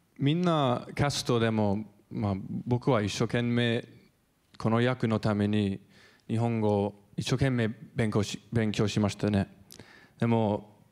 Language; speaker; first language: Japanese; non-native, learner; English